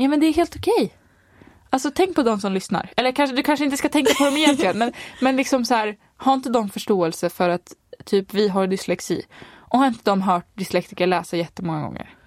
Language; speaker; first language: Swedish; native; Swedish